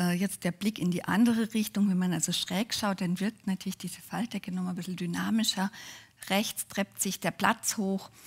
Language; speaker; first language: German; native; German